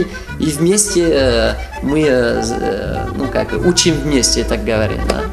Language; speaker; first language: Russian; non-native, fluent; French